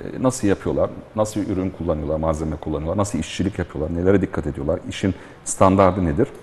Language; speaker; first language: Turkish; early bilingual, heritage; Turkish